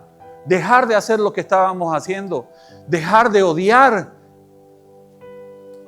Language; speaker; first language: Spanish; native; Spanish